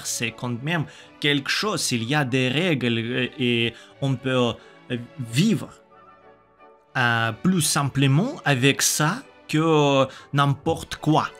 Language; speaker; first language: French; non-native, learner; Russian